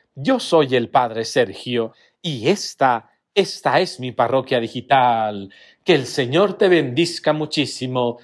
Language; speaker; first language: Spanish; native; Spanish